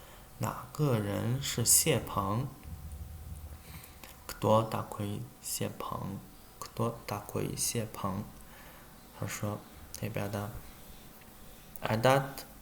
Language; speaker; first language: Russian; non-native, learner; Chinese